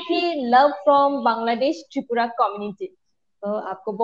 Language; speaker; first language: Hindi; non-native, local second language; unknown